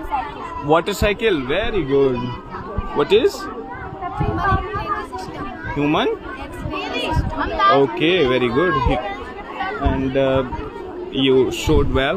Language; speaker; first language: English; non-native, local second language; Hindi